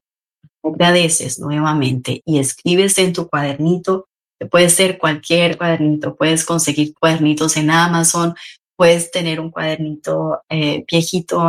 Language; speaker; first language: Spanish; native; Spanish